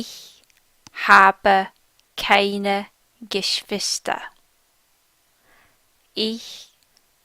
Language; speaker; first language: German; non-native, fluent; English